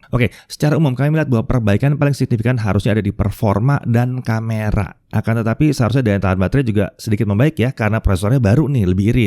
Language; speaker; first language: Indonesian; native; Indonesian